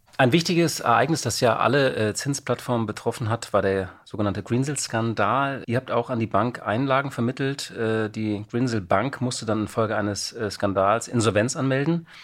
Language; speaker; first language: German; native; German